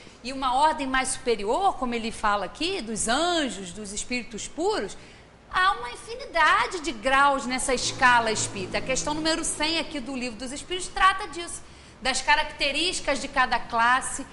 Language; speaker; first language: Portuguese; native; Portuguese